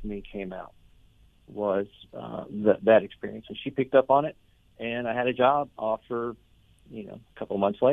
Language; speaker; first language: English; native; English